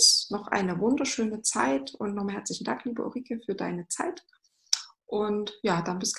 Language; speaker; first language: German; native; German